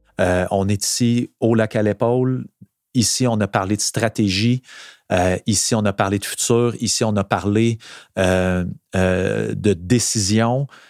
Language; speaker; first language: French; native; French